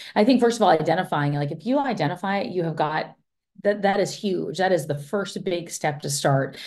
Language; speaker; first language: English; native; English